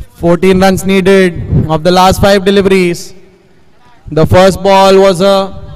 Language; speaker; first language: English; non-native, local second language; Marathi